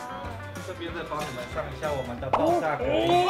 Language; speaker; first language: Chinese; native; Chinese